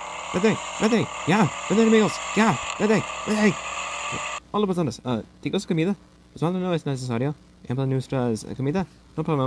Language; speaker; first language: Spanish; non-native, learner; English